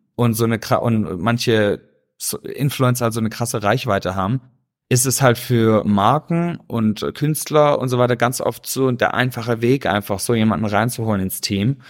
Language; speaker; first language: German; native; German